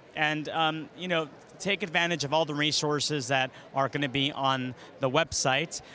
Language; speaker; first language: English; early bilingual, other home language; Spanish